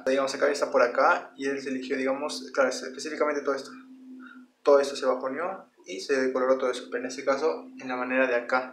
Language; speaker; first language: Spanish; native; Spanish